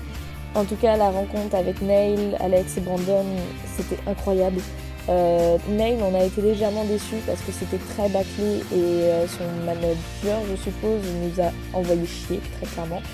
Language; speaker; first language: French; native; French